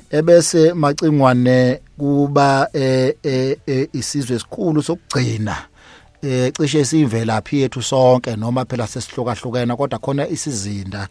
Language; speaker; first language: Zulu; native; Zulu